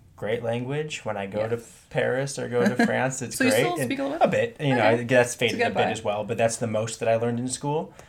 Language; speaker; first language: English; early bilingual, other home language; German